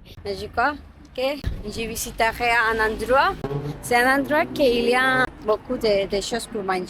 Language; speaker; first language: French; non-native, learner; Spanish